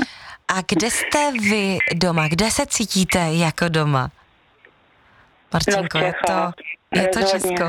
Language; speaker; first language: Czech; native; Czech